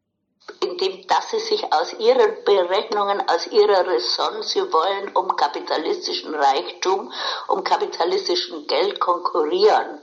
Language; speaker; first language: German; native; German